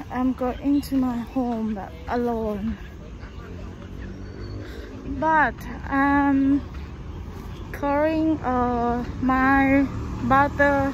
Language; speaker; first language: English; non-native, learner; Thai